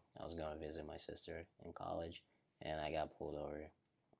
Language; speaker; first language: English; non-native, local second language; Yoruba